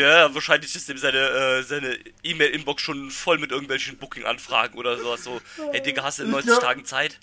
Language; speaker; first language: German; native; German